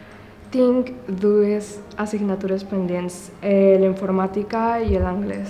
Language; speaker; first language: Catalan; non-native, local second language; Spanish